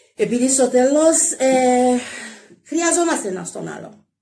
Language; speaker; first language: Greek; non-native, learner; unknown